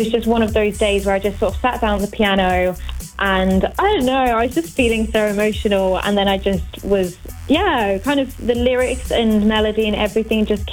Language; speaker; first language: English; native; English